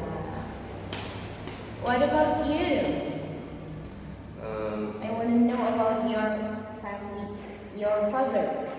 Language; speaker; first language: English; non-native, fluent; Indonesian